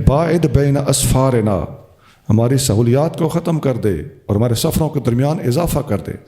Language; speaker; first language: Urdu; non-native, local second language; Punjabi